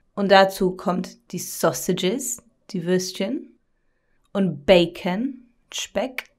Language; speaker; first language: German; non-native, fluent; English